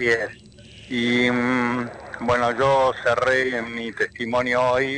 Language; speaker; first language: Spanish; native; Spanish